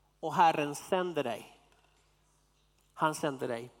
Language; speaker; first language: Swedish; non-native, fluent; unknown